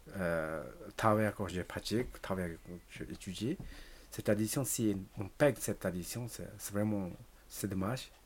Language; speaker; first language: French; non-native, learner; Tibetan